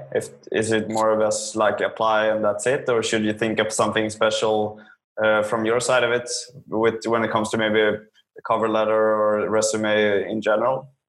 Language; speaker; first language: English; non-native, fluent; Swedish